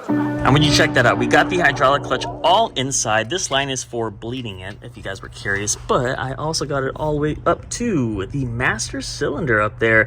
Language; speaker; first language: English; native; English